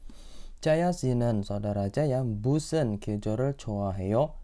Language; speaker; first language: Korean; non-native, fluent; Indonesian